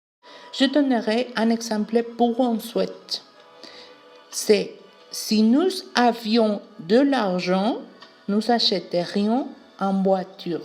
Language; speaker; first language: French; non-native, learner; Spanish